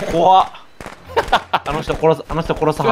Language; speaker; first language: Japanese; native; Japanese